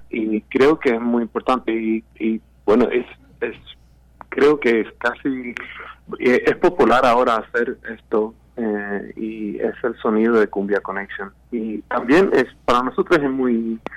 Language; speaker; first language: Spanish; non-native, fluent; Swedish